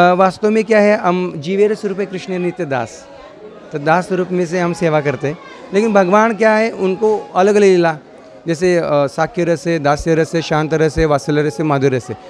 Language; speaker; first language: Hindi; non-native, local second language; Marathi